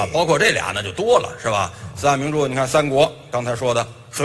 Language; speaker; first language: Chinese; native; Chinese